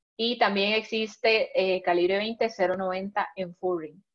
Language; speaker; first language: Spanish; native; Spanish